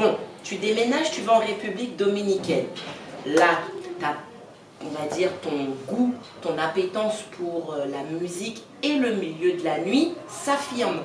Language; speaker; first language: French; native; French